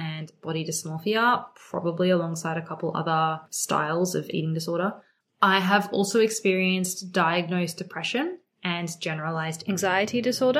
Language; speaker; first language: English; native; English